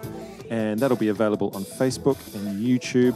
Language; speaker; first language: English; native; English